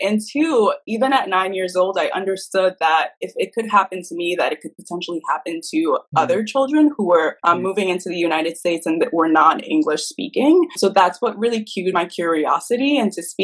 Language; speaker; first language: English; early bilingual, other home language; Haitian Creole